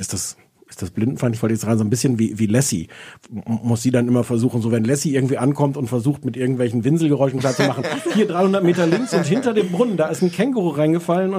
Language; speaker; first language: German; native; German